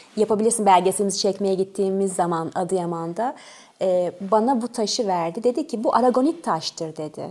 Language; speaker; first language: Turkish; early bilingual, other home language; French